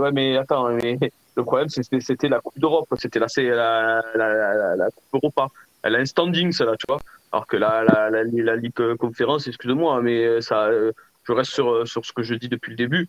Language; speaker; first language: French; native; French